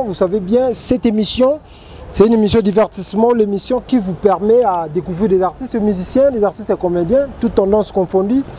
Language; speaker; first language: French; non-native, local second language; Lingala